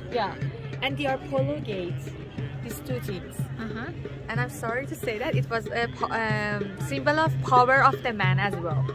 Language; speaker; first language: English; non-native, fluent; Persian